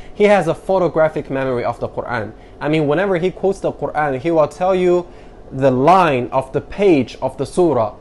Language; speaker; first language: English; non-native, fluent; Chinese